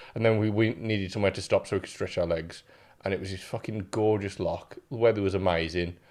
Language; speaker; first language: English; native; English